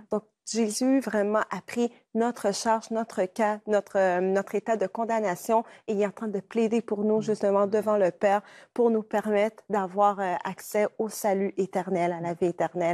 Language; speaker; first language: French; native; French